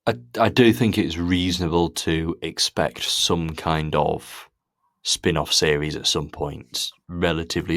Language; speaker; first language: English; native; English